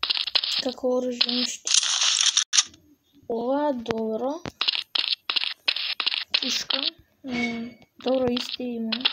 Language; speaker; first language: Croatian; non-native, learner; Macedonian